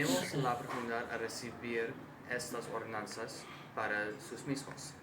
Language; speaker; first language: Spanish; non-native, learner; English